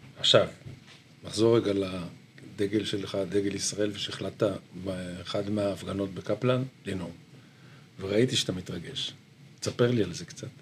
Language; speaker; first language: Hebrew; native; Hebrew